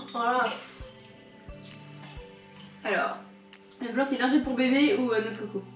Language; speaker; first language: French; native; French